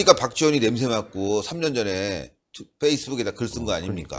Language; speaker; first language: Korean; native; Korean